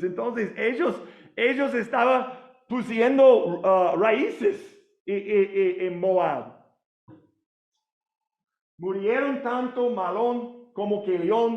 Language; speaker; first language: Spanish; non-native, learner; English